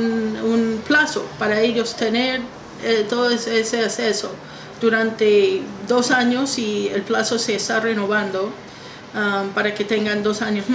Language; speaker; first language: Spanish; non-native, fluent; English